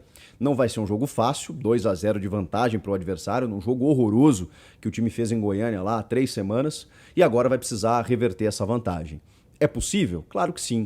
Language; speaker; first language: Portuguese; native; Portuguese